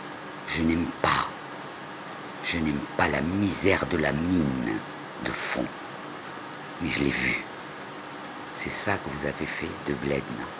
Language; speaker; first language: French; non-native, local second language; Arabic